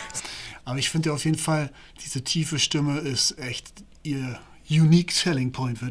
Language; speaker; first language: German; native; German